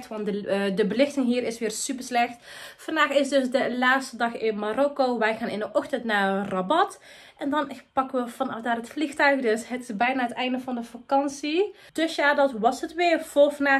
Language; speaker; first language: Dutch; early bilingual, other home language; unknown